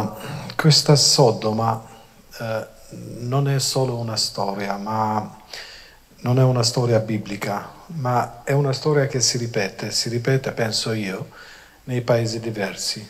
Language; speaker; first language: Italian; non-native, fluent; Albanian